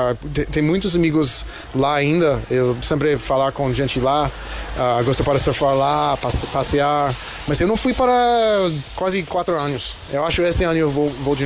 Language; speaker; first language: Portuguese; non-native, learner; English